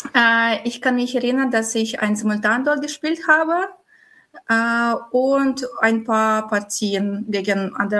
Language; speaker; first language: German; non-native, fluent; Russian